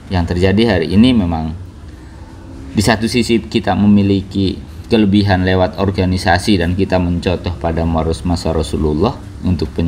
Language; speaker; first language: Indonesian; native; Indonesian